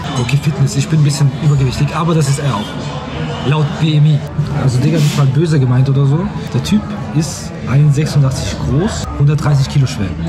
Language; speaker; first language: German; native; German